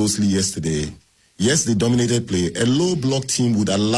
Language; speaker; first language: English; non-native, local second language; Akan